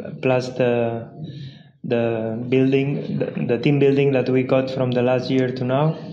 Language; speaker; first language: English; non-native, fluent; Spanish